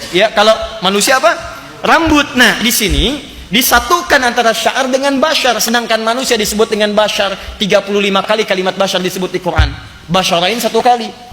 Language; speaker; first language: Indonesian; native; Indonesian